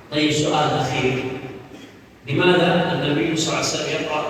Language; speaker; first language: Arabic; native; Arabic